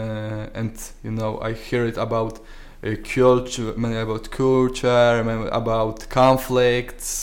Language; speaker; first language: English; non-native, learner; Polish